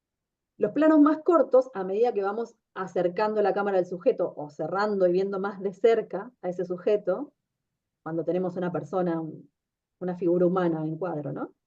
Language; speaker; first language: Spanish; native; Spanish